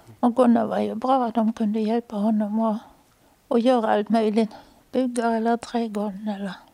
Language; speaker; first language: Swedish; non-native, fluent; German